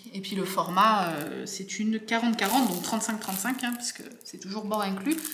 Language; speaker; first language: French; native; French